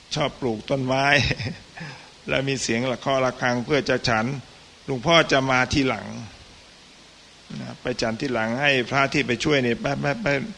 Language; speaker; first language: Thai; native; Thai